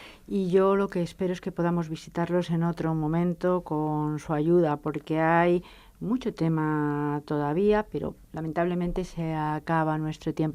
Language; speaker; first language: Spanish; native; Spanish